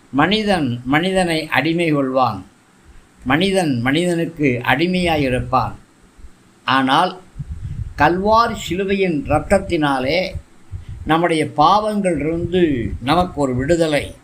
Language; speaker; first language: Tamil; native; Tamil